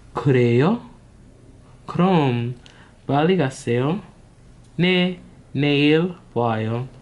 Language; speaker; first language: Korean; non-native, learner; English